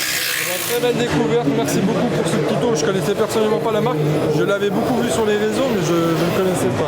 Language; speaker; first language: French; native; French